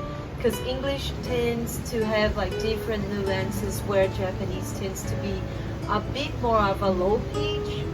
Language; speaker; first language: English; non-native, fluent; Portuguese